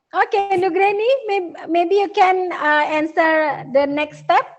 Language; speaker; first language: English; non-native, learner; Indonesian